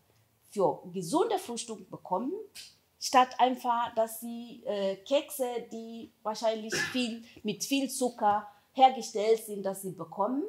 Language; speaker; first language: German; non-native, fluent; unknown